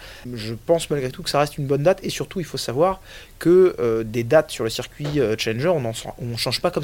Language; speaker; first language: French; native; French